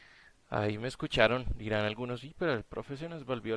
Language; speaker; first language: Spanish; native; Spanish